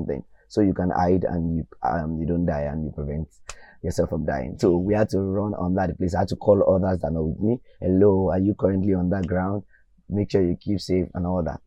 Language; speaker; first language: English; non-native, local second language; Yoruba